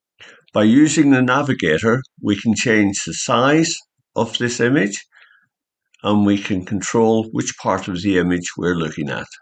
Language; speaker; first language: English; native; English